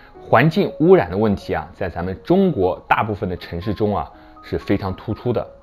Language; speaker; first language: Chinese; native; Chinese